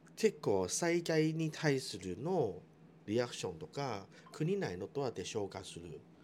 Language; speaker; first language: Japanese; non-native, fluent; Chinese